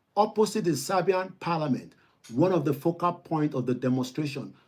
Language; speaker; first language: English; non-native, local second language; Yoruba